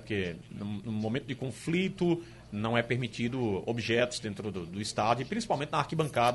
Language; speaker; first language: Portuguese; native; Portuguese